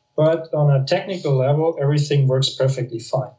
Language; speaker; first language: English; non-native, fluent; German